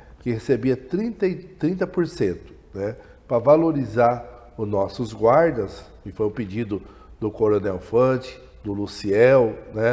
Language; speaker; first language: Portuguese; native; Portuguese